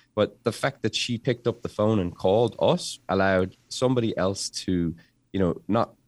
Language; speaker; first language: English; native; English